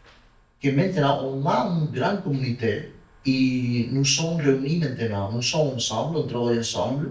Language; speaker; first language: French; non-native, learner; Spanish